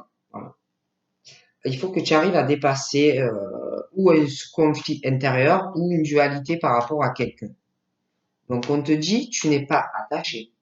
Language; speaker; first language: French; native; French